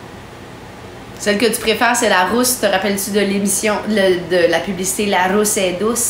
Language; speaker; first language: French; native; French